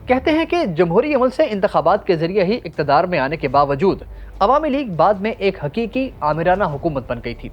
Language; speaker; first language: Urdu; native; Urdu